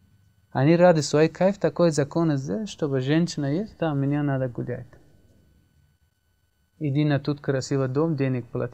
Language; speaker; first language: Russian; non-native, learner; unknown